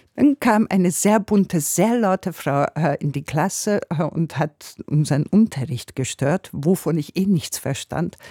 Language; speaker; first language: German; non-native, fluent; Hungarian